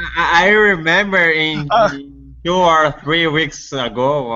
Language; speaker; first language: English; non-native, learner; Portuguese